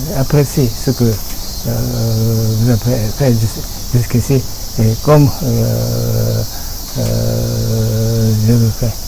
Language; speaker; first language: French; non-native, fluent; Japanese